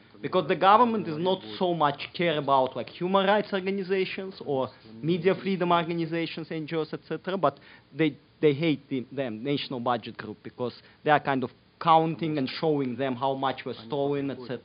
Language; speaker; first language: English; non-native, fluent; Azerbaijani